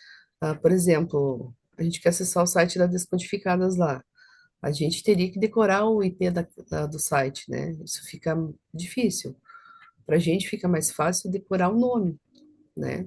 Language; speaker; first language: Portuguese; native; Portuguese